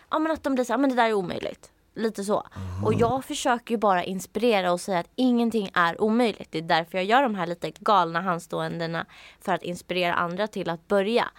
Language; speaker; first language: Swedish; native; Swedish